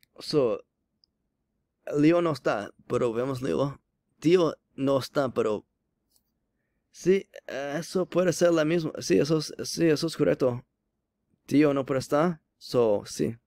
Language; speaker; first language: Spanish; non-native, learner; English